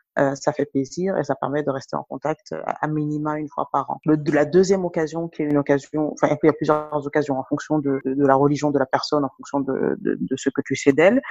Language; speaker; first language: French; non-native, local second language; Wolof